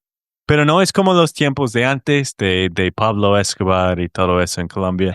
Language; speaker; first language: Spanish; non-native, fluent; English